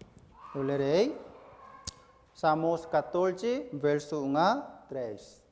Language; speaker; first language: Portuguese; non-native, fluent; Korean